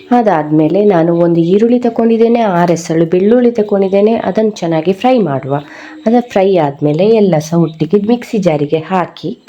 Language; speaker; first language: Kannada; non-native, local second language; Tulu